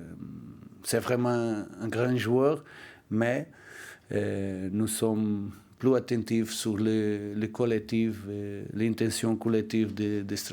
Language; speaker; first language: French; non-native, learner; Portuguese